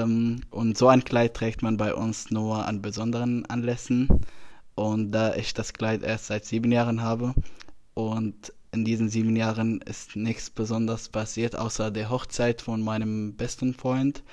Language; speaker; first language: German; non-native, fluent; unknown